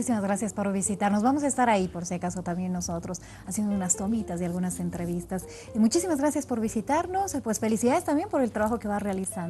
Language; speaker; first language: Spanish; native; Spanish